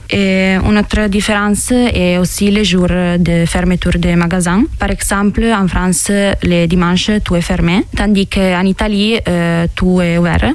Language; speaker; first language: French; non-native, learner; Italian